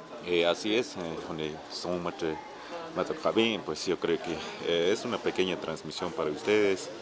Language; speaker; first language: Spanish; non-native, local second language; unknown